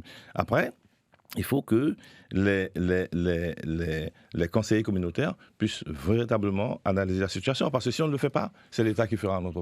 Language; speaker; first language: French; native; French